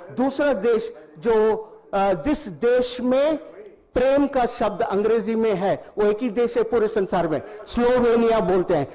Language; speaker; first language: Hindi; non-native, local second language; Tamil